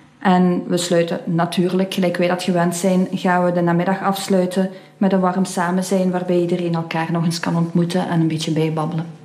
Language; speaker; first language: Dutch; native; Dutch